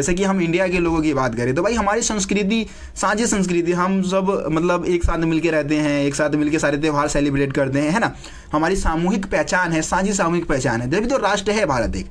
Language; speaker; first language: Hindi; native; Hindi